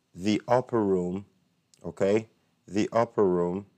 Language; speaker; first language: English; non-native, fluent; Haitian Creole